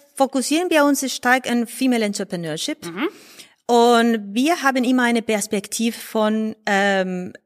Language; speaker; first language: German; non-native, learner; Spanish